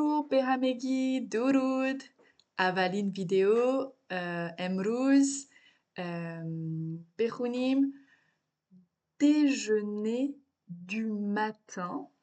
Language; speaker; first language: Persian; non-native, learner; French